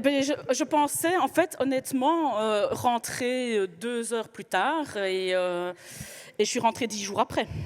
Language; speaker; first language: French; native; French